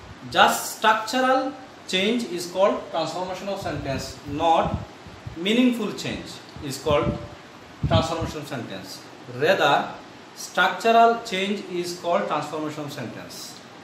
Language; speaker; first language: English; non-native, local second language; Bangla